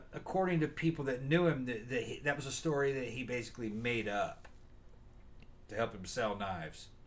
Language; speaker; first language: English; native; English